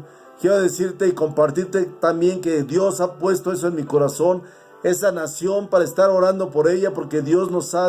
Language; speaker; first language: Spanish; native; Spanish